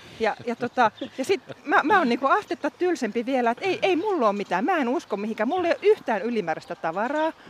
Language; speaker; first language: Finnish; native; Finnish